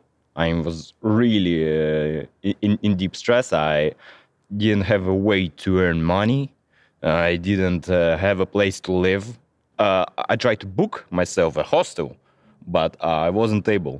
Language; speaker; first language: English; non-native, fluent; Russian